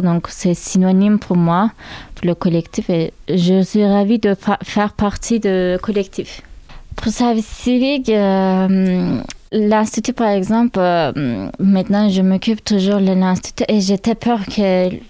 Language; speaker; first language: French; non-native, learner; Turkish